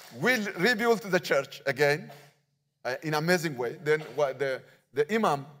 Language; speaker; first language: English; non-native, learner; Amharic